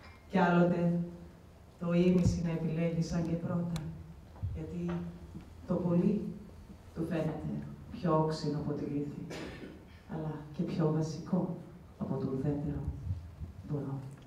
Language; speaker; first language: Greek; native; Greek